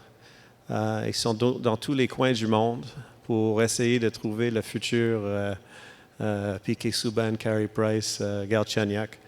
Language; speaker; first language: French; non-native, local second language; English